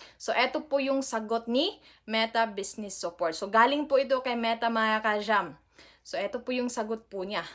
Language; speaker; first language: Filipino; native; Filipino